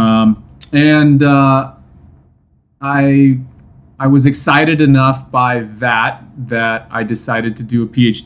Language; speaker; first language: English; native; English